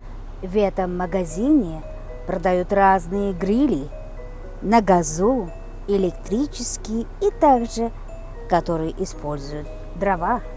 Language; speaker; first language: Russian; non-native, local second language; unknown